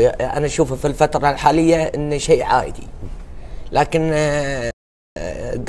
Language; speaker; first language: Arabic; native; Arabic